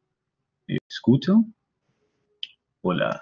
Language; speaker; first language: Spanish; non-native, learner; Portuguese